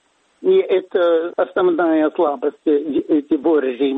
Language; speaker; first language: Russian; non-native, fluent; Swedish